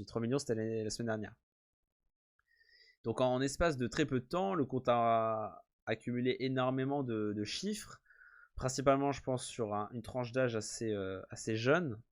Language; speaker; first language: French; native; French